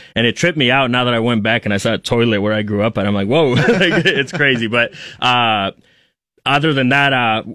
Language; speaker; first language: English; early bilingual, other home language; Spanish